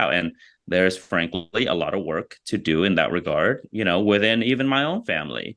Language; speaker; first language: English; early bilingual, other home language; Vietnamese